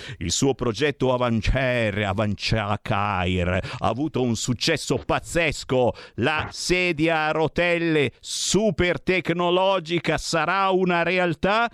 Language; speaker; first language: Italian; native; Italian